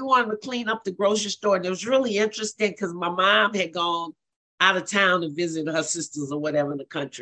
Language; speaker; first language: English; native; English